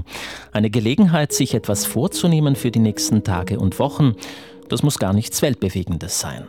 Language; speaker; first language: German; native; German